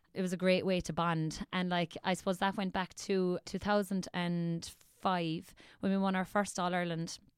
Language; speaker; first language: English; native; English